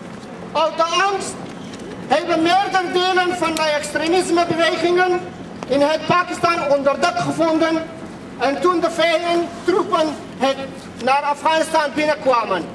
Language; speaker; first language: Dutch; non-native, fluent; Persian